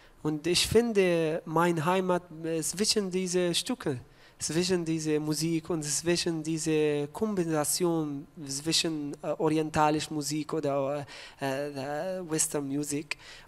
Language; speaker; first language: German; non-native, learner; Arabic